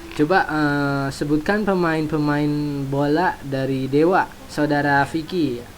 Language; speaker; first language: Indonesian; native; Indonesian